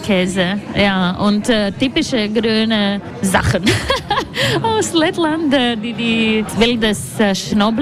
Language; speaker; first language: German; non-native, fluent; Latvian